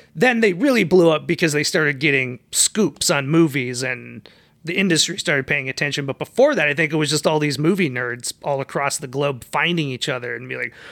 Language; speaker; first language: English; native; English